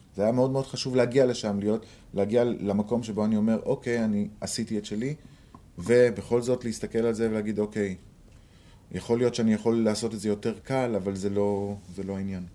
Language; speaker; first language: Hebrew; native; Hebrew